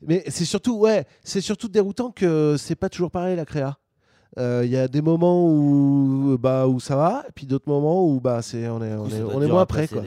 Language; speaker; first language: French; native; French